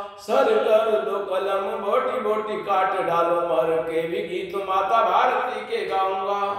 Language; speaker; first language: Hindi; native; Hindi